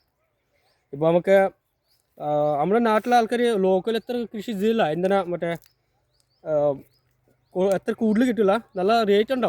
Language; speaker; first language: Malayalam; non-native, learner; Assamese